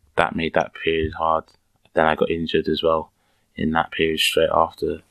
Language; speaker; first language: English; native; English